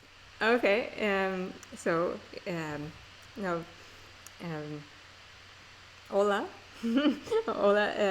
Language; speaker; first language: Portuguese; non-native, learner; English